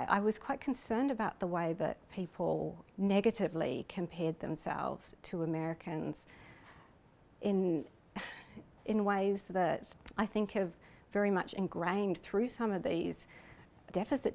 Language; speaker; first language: English; native; English